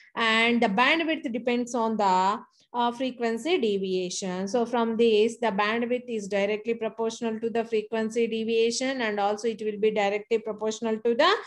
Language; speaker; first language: English; non-native, local second language; Telugu